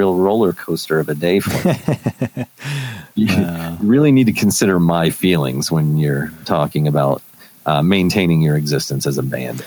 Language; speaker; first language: English; native; English